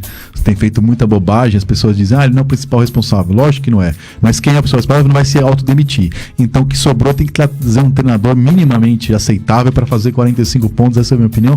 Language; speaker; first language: Portuguese; native; Portuguese